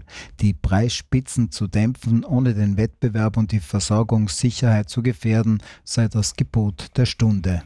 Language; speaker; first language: German; native; German